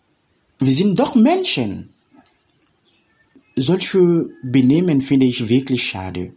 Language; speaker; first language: German; non-native, fluent; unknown